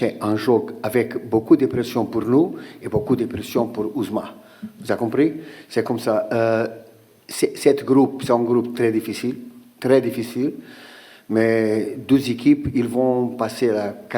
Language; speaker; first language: French; non-native, fluent; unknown